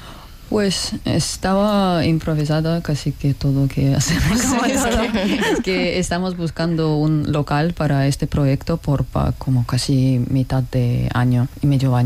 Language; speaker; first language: Spanish; non-native, learner; Russian